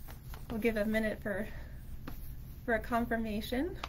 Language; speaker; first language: English; native; English